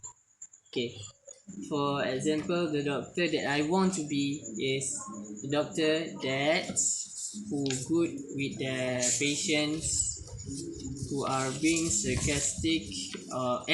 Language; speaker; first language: English; non-native, learner; Malay